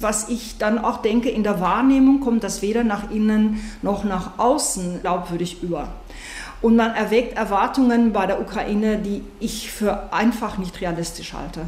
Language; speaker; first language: German; native; German